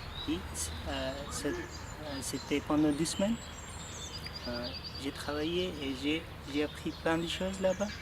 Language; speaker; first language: French; non-native, learner; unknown